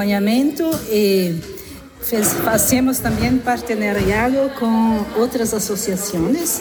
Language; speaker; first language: Spanish; non-native, learner; Portuguese